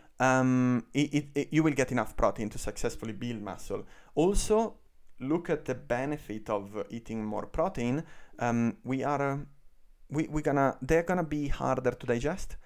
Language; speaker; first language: English; non-native, fluent; Italian